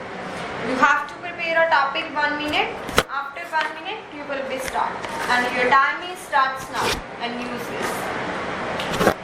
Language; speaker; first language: English; non-native, local second language; Punjabi